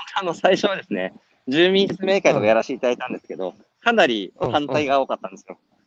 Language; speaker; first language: Japanese; native; Japanese